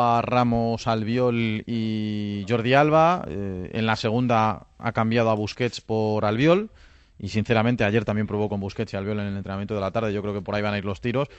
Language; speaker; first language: Spanish; native; Spanish